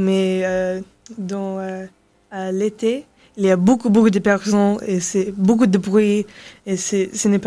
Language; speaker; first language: French; non-native, learner; English